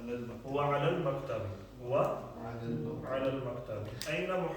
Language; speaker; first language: Arabic; non-native, fluent; Urdu